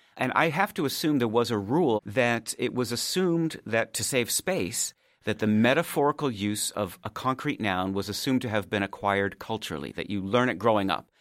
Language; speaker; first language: English; native; English